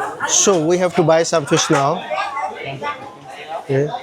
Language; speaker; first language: English; non-native, learner; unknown